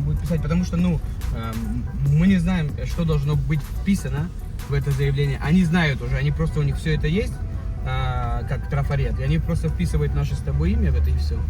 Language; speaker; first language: Russian; non-native, fluent; Persian